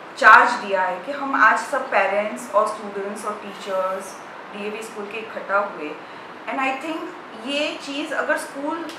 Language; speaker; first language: Hindi; non-native, local second language; Gujarati